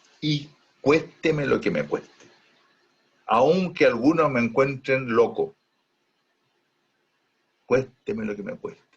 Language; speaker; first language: Spanish; native; Spanish